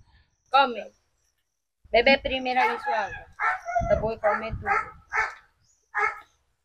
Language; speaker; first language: Portuguese; non-native, learner; Vietnamese